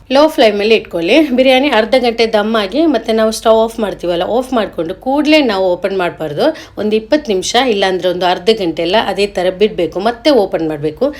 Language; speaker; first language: Kannada; non-native, local second language; Malayalam